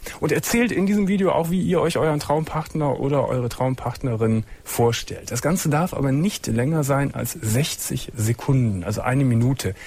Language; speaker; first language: German; native; German